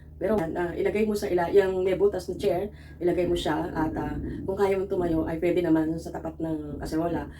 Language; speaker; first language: Filipino; native; Filipino